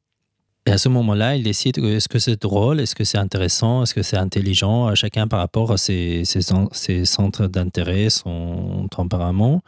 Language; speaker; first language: French; non-native, fluent; Persian